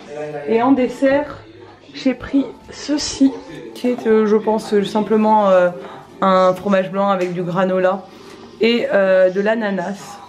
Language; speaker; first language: French; native; French